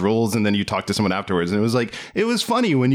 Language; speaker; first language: English; native; English